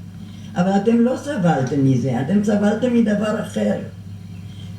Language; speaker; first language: Hebrew; non-native, fluent; German